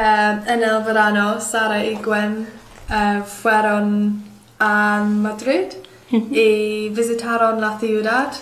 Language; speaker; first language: Spanish; non-native, learner; English